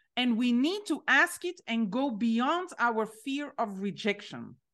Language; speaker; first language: English; non-native, fluent; French